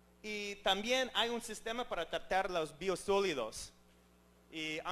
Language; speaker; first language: Spanish; non-native, learner; English